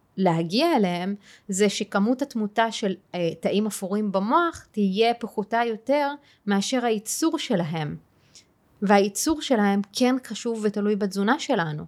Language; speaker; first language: Hebrew; non-native, local second language; Arabic